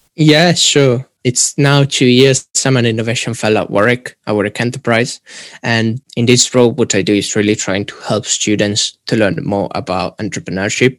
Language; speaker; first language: English; non-native, fluent; Italian